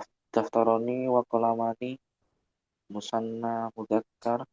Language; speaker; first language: Arabic; non-native, learner; Indonesian